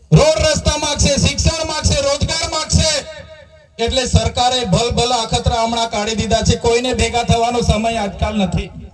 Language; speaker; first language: Gujarati; non-native, local second language; Bhili